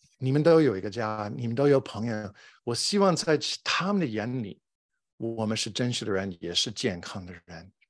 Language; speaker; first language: Chinese; non-native, fluent; English